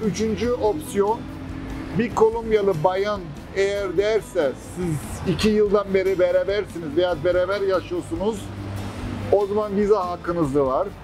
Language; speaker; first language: Turkish; early bilingual, heritage; Turkish